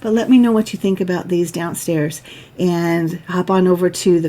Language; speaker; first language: English; native; English